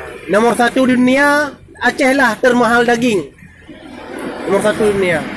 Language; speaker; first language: Indonesian; non-native, local second language; Achinese